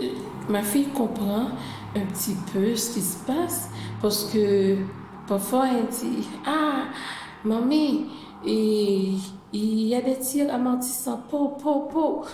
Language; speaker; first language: French; non-native, local second language; Haitian Creole